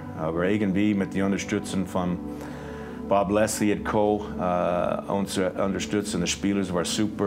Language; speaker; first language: German; non-native, fluent; English